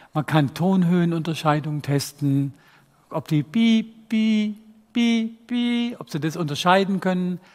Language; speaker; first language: German; native; German